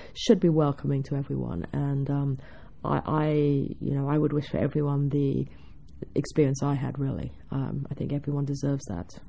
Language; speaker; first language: English; native; English